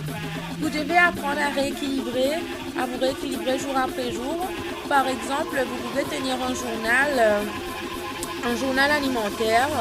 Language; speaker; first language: French; native; French